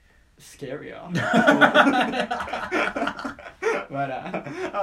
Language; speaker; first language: English; non-native, fluent; Japanese